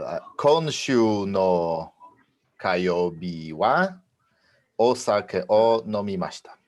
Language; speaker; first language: Japanese; non-native, learner; Dutch